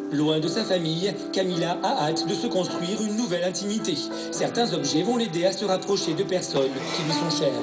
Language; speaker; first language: French; native; French